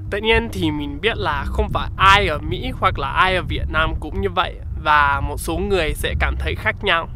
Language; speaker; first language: Vietnamese; non-native, fluent; English